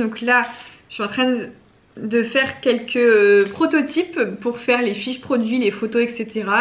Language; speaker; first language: French; native; French